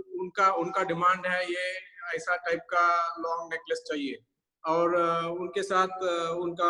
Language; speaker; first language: Hindi; non-native, local second language; Tamil